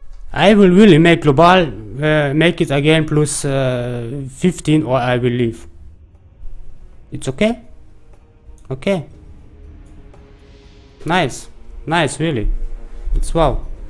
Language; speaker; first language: English; non-native, learner; German